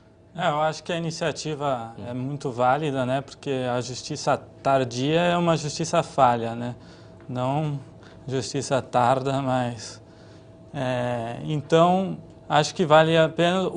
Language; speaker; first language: Portuguese; native; Portuguese